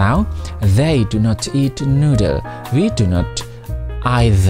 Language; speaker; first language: English; non-native, fluent; Indonesian